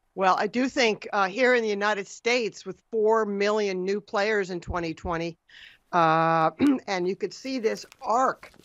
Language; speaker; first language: English; native; English